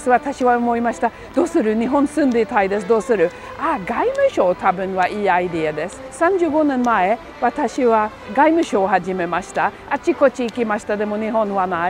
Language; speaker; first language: Japanese; non-native, learner; Swedish